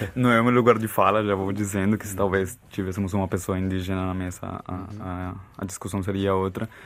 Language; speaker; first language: Portuguese; non-native, fluent; Spanish